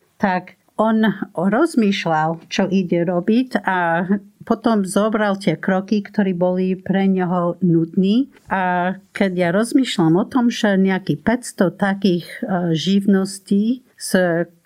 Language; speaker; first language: Slovak; non-native, fluent; English